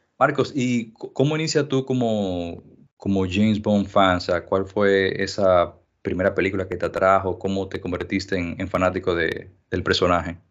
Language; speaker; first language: Spanish; native; Spanish